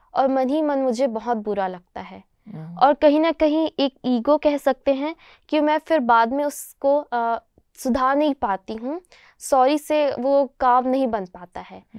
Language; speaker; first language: Hindi; native; Hindi